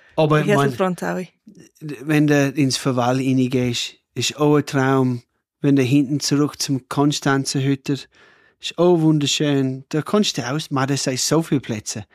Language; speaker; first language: German; non-native, fluent; English